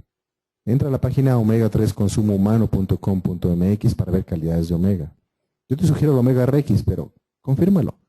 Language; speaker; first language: Spanish; native; Spanish